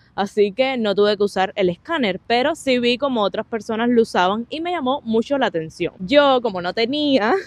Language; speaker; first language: Spanish; native; Spanish